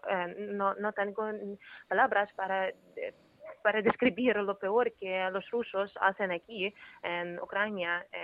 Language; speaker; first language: Spanish; non-native, fluent; Ukrainian